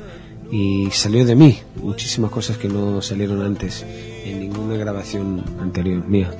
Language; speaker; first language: Spanish; non-native, fluent; Hebrew